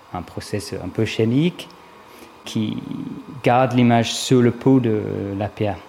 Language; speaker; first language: French; non-native, fluent; English